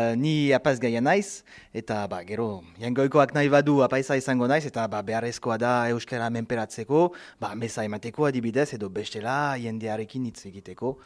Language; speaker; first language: Basque; non-native, local second language; French